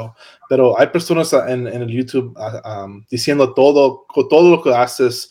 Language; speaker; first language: Spanish; non-native, learner; English